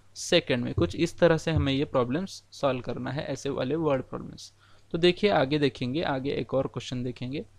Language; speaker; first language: Hindi; non-native, local second language; Marathi